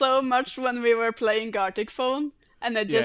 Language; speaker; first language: English; non-native, fluent; Norwegian